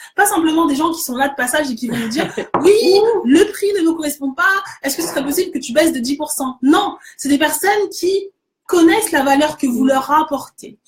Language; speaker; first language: French; native; French